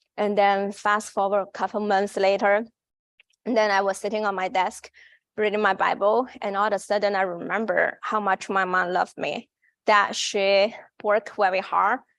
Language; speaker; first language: English; non-native, fluent; Chinese